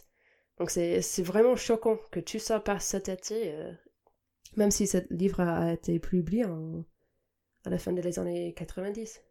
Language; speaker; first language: French; non-native, fluent; English